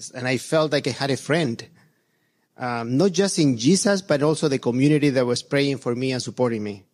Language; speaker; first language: English; non-native, fluent; Spanish